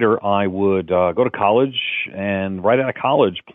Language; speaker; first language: English; native; English